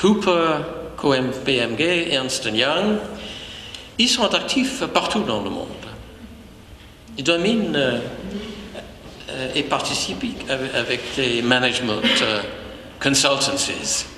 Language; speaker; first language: French; non-native, fluent; English